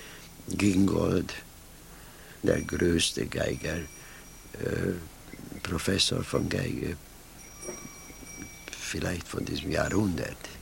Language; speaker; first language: German; non-native, fluent; Hungarian